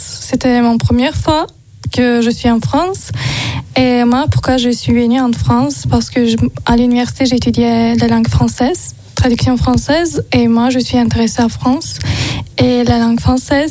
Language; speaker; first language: French; non-native, learner; Azerbaijani